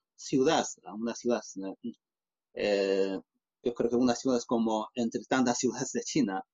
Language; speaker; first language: Spanish; non-native, fluent; Chinese